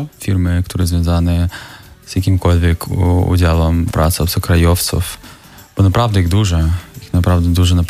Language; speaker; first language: Polish; non-native, fluent; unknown